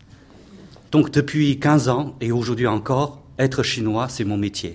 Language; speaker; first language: French; non-native, fluent; Chinese